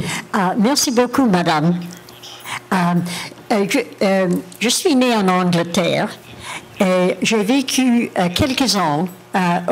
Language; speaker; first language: French; non-native, learner; English